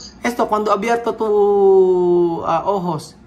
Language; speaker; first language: Spanish; non-native, learner; Filipino